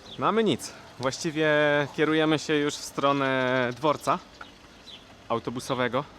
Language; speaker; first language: Polish; native; Polish